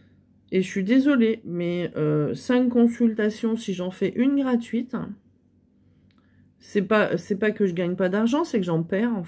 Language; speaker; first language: French; native; French